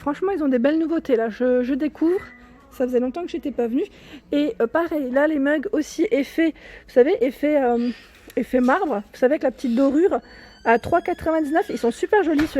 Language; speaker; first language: French; native; French